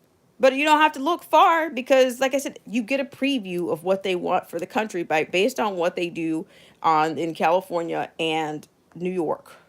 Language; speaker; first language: English; native; English